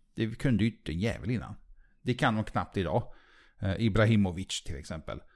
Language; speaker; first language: Swedish; early bilingual, other home language; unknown